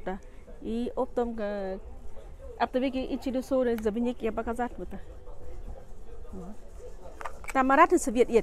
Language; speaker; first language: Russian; non-native, learner; Tajik